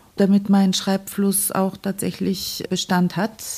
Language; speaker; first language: German; non-native, fluent; Bulgarian